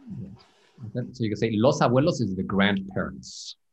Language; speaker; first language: Spanish; native; Spanish